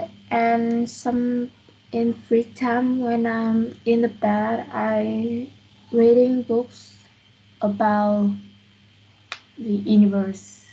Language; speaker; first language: English; non-native, learner; Vietnamese